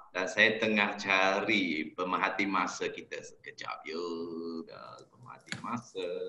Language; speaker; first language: Malay; non-native, local second language; Chinese